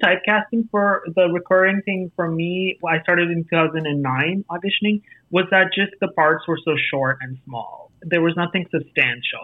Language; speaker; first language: English; non-native, local second language; Hindi